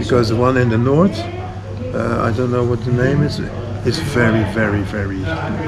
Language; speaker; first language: English; non-native, fluent; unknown